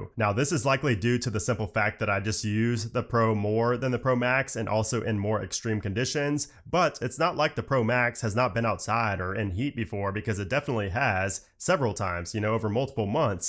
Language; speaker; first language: English; native; English